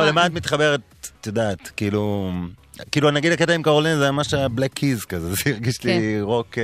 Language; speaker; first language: Hebrew; native; Hebrew